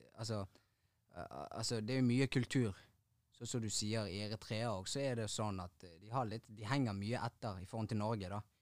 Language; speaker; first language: Norwegian; early bilingual, other home language; Tigrinya